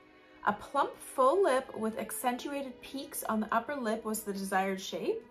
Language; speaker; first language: English; native; English